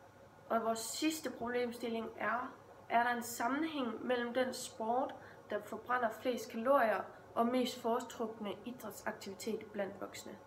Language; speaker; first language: Danish; native; Danish